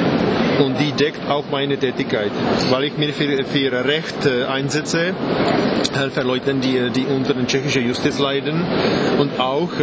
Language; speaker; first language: German; non-native, fluent; Czech